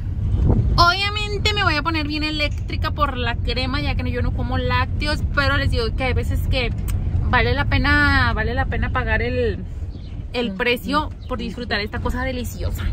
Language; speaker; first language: Spanish; native; Spanish